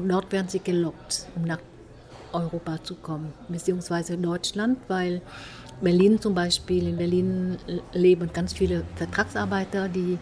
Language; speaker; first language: German; non-native, fluent; Vietnamese